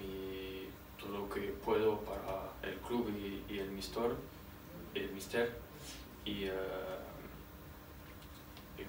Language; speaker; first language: Spanish; non-native, learner; French